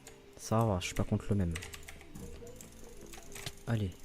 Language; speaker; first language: French; native; French